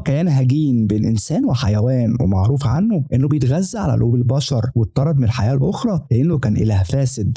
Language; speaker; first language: Arabic; native; Arabic